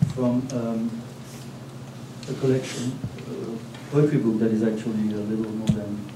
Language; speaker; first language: English; non-native, fluent; French